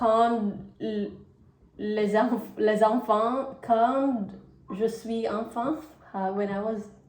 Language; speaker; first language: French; non-native, learner; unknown